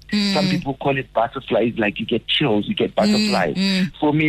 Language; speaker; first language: English; non-native, local second language; Zulu